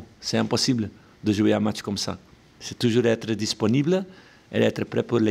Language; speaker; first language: French; non-native, local second language; Dutch